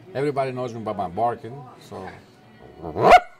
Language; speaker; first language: English; non-native, fluent; Greek